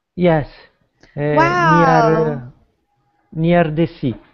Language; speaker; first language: English; non-native, learner; Italian